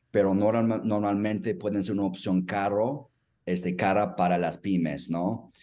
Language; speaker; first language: Spanish; non-native, fluent; English